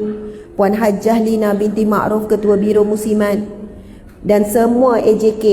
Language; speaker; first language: Malay; native; Malay